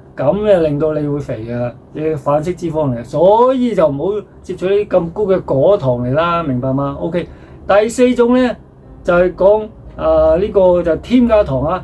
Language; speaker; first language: Cantonese; native; Cantonese